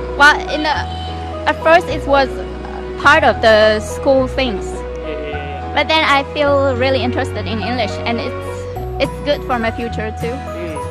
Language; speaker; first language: English; non-native, fluent; Vietnamese